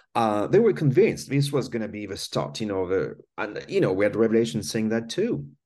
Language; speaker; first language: English; non-native, fluent; French